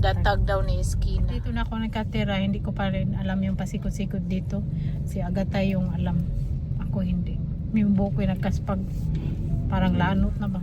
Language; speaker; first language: Filipino; non-native, local second language; Cebuano